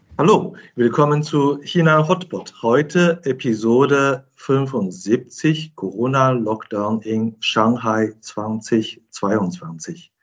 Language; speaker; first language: German; non-native, fluent; Chinese